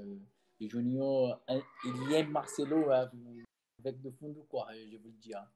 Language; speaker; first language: French; non-native, fluent; Portuguese